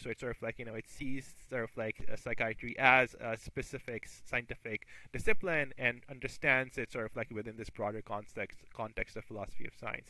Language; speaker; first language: English; non-native, local second language; Urdu